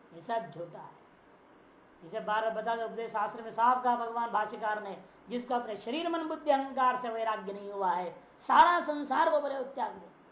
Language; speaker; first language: Hindi; non-native, local second language; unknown